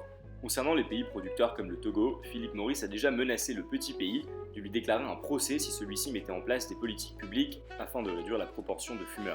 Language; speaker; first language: French; native; French